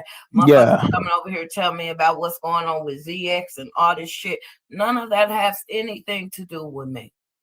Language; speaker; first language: English; native; English